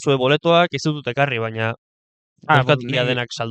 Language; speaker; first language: Basque; non-native, local second language; Spanish